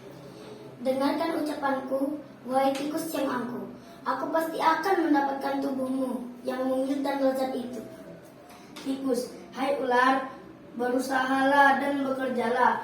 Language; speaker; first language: Indonesian; native; Indonesian